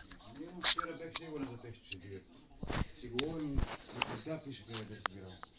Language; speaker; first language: Bulgarian; native; Bulgarian